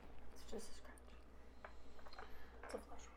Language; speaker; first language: English; native; English